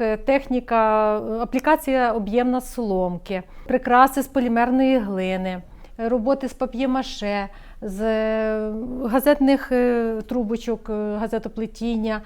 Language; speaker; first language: Ukrainian; native; Ukrainian